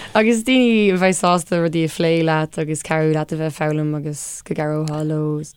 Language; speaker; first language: Irish; non-native, local second language; English